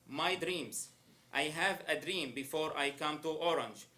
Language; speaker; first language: English; non-native, learner; Arabic